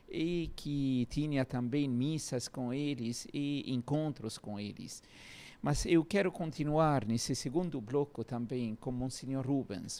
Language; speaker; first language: Portuguese; non-native, learner; Arabic